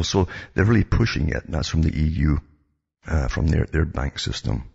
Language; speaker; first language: English; native; English